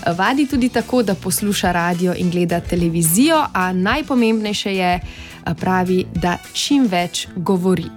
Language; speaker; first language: Slovenian; native; Slovenian